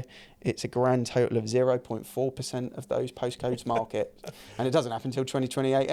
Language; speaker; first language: English; native; English